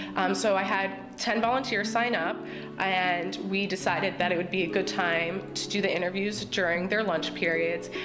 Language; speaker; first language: English; native; English